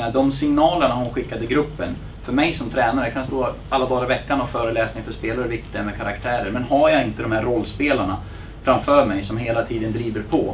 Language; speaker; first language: Swedish; native; Swedish